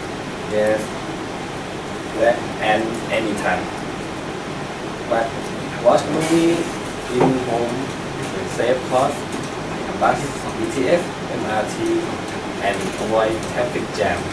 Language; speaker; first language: English; non-native, learner; Thai